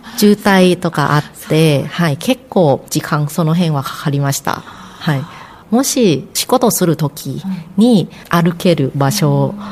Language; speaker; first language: Japanese; non-native, fluent; Thai